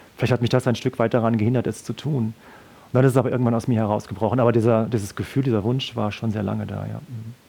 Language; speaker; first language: German; native; German